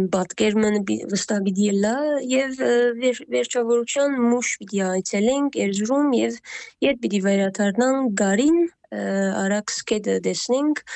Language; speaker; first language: Armenian; early bilingual, heritage; Armenian